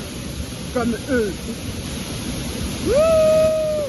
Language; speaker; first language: French; native; French